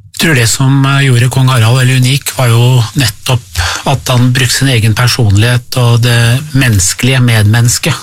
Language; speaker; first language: Norwegian; early bilingual, other home language; Persian